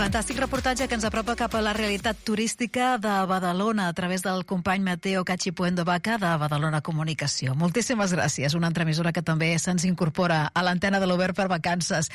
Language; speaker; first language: Catalan; native; Catalan